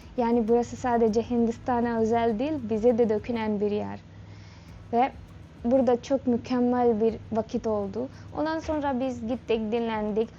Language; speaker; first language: Turkish; non-native, learner; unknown